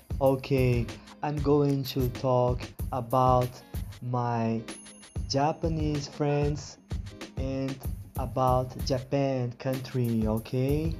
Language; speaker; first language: English; non-native, learner; Portuguese